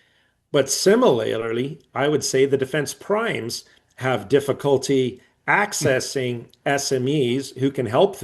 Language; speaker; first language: English; native; English